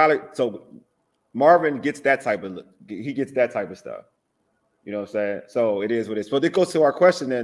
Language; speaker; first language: English; native; English